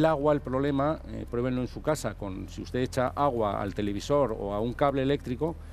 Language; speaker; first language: Spanish; native; Spanish